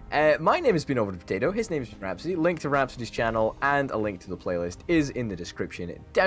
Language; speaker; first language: English; native; English